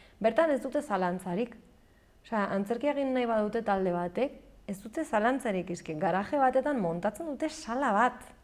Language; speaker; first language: Basque; native; Basque